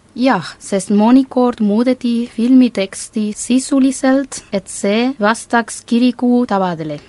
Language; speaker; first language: Estonian; non-native, fluent; Spanish